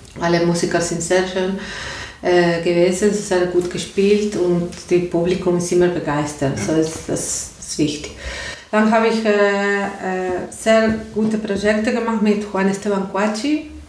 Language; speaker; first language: German; non-native, learner; Spanish